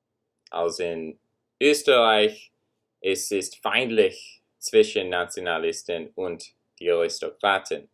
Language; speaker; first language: German; non-native, learner; English